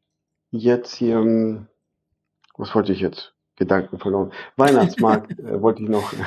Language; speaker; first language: German; non-native, fluent; Arabic